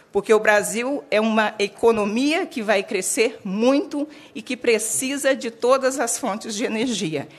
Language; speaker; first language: Portuguese; native; Portuguese